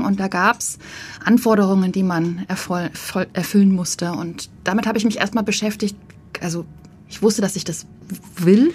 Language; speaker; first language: German; native; German